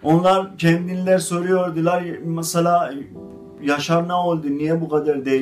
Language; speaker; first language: Turkish; non-native, fluent; Azerbaijani